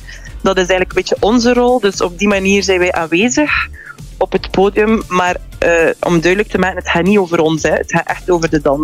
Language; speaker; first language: Dutch; native; Dutch